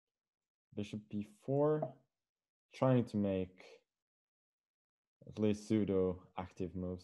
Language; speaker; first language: English; non-native, fluent; Norwegian